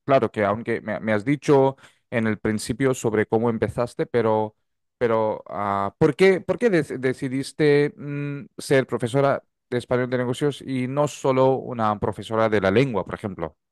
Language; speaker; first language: Spanish; non-native, fluent; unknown